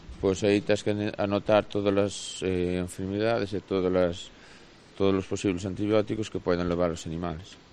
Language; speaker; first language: Galician; native; Galician